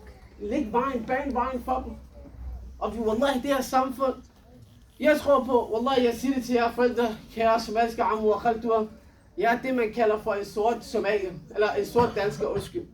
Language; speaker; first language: Danish; early bilingual, other home language; Somali